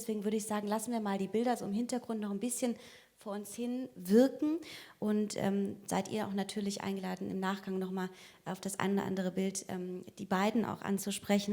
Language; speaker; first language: German; native; German